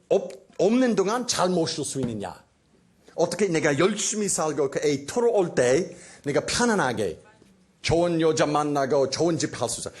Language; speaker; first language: Korean; non-native, fluent; English